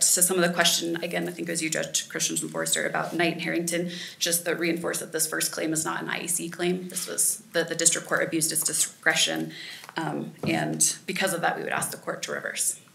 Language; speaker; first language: English; native; English